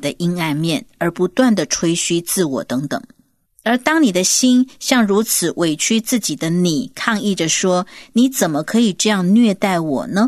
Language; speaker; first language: Chinese; native; Chinese